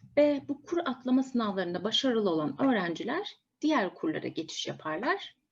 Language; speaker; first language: Turkish; native; Turkish